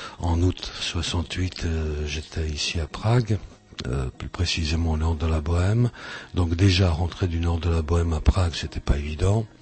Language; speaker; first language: French; early bilingual, other home language; Czech